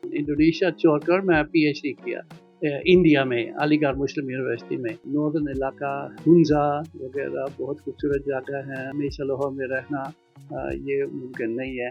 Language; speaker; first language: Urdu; non-native, fluent; Dutch